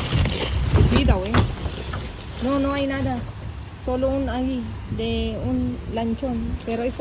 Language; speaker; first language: Spanish; non-native, learner; Filipino